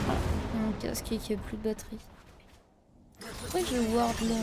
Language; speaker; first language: French; native; French